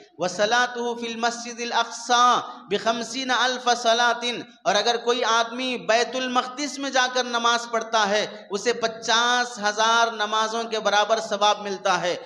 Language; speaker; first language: Urdu; native; Urdu